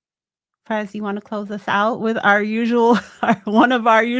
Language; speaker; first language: English; native; English